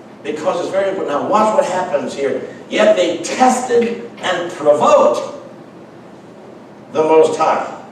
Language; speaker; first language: English; native; English